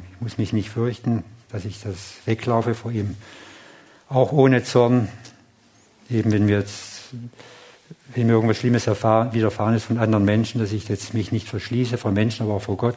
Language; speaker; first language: German; non-native, fluent; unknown